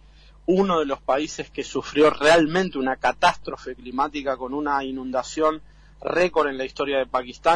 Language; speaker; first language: Spanish; native; Spanish